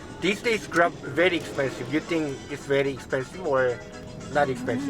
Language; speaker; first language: English; non-native, learner; Korean